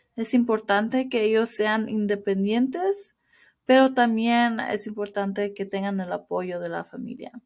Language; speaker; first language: Spanish; early bilingual, heritage; Spanish